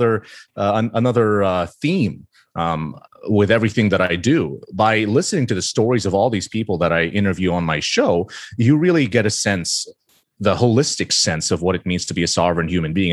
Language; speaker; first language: English; non-native, local second language; Filipino